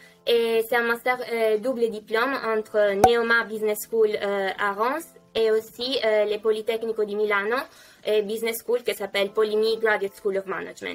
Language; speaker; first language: French; non-native, fluent; Italian